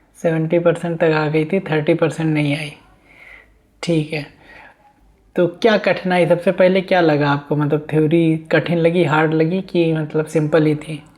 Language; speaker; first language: Hindi; native; Hindi